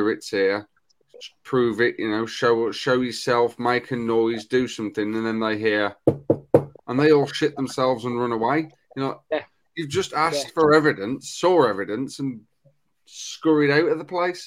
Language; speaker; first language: English; native; English